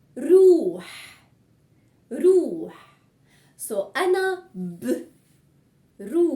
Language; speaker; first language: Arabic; native; Arabic